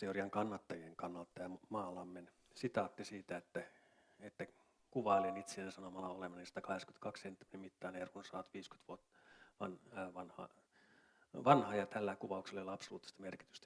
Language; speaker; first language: Finnish; native; Finnish